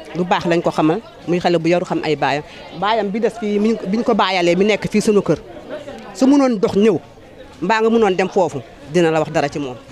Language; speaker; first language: Wolof; native; Wolof